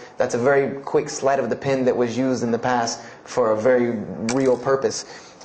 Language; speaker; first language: English; native; English